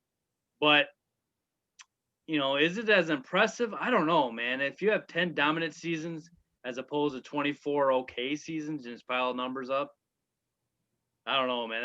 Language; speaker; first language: English; native; English